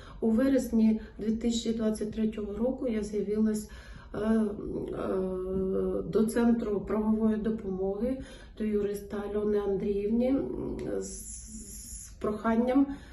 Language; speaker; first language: Ukrainian; non-native, local second language; Russian